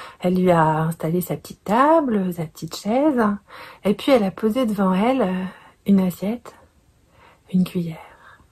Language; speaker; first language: French; native; French